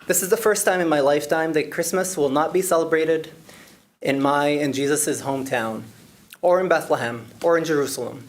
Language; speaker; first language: English; non-native, fluent; Arabic